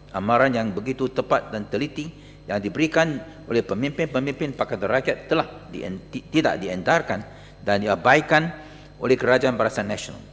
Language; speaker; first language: Malay; non-native, local second language; Chinese